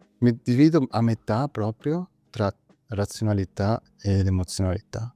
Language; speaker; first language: Italian; native; Italian